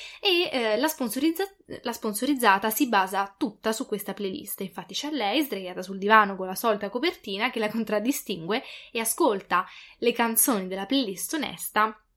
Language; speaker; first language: Italian; native; Italian